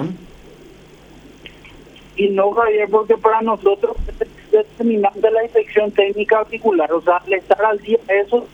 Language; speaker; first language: Spanish; native; Spanish